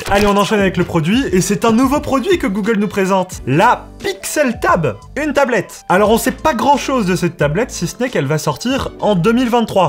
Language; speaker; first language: French; native; French